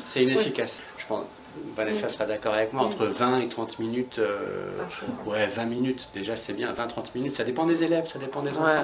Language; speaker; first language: French; native; French